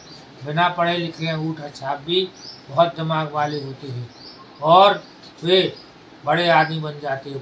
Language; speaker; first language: Hindi; native; Hindi